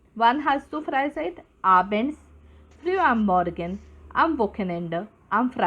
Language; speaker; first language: German; non-native, fluent; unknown